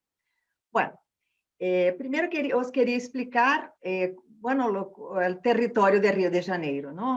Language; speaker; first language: Spanish; non-native, fluent; Portuguese